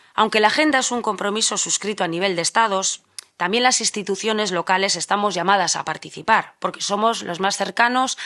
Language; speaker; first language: Spanish; native; Spanish